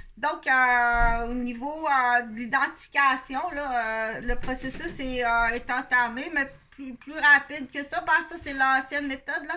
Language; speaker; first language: French; native; French